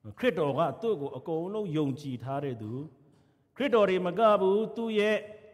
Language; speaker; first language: Burmese; non-native, local second language; Kachin